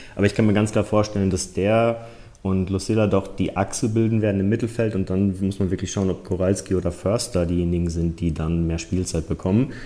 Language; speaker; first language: German; native; German